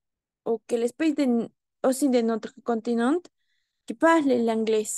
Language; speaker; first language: French; non-native, learner; Spanish